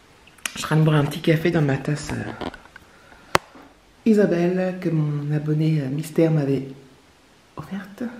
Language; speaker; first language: French; native; French